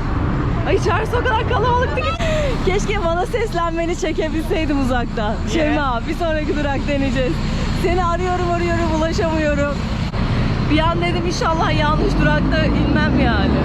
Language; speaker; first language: Turkish; native; Turkish